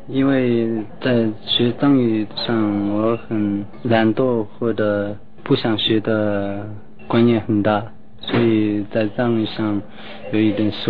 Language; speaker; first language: Chinese; non-native, local second language; Tibetan